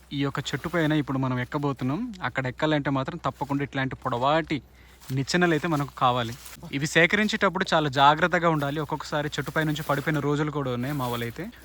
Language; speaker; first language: Telugu; non-native, local second language; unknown